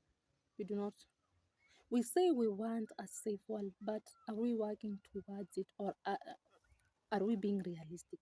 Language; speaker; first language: English; non-native, local second language; Swahili